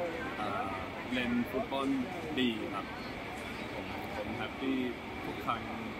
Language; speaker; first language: Thai; non-native, learner; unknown